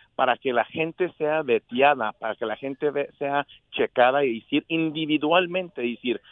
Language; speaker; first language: Spanish; early bilingual, heritage; Spanish